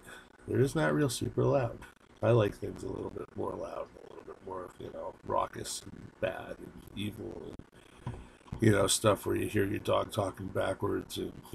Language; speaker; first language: English; native; English